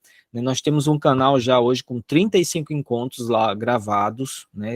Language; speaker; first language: Portuguese; native; Portuguese